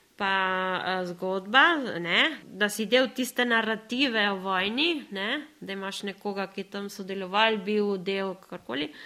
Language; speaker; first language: Slovenian; early bilingual, other home language; Spanish